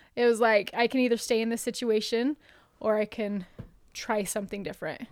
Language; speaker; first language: English; native; English